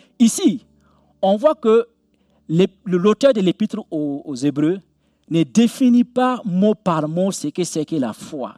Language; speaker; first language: French; non-native, local second language; Mossi